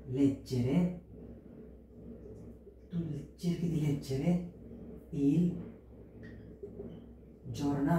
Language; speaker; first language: Italian; non-native, fluent; Bangla